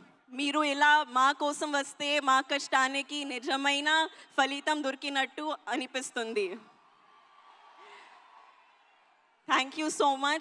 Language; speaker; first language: Telugu; non-native, learner; Hindi